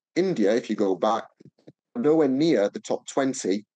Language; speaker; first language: English; native; English